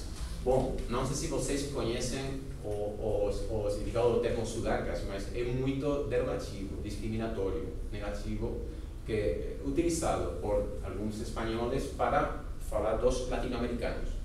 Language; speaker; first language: Portuguese; non-native, fluent; Spanish